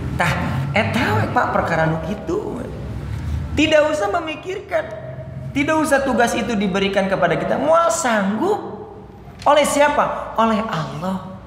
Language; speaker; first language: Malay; non-native, local second language; Sundanese